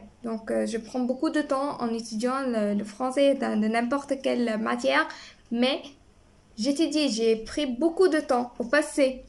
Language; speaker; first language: French; non-native, fluent; Arabic